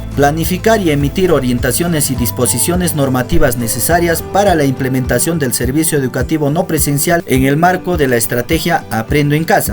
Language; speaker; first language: Spanish; native; Spanish